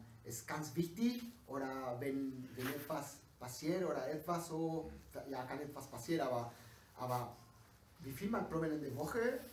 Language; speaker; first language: German; non-native, learner; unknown